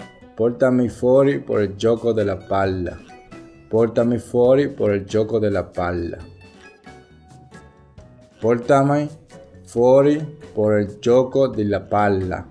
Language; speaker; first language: Italian; non-native, learner; Spanish